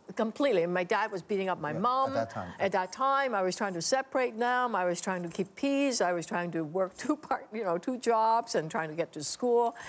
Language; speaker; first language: English; native; English